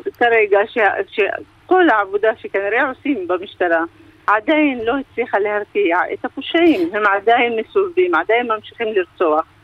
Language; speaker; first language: Hebrew; non-native, local second language; Arabic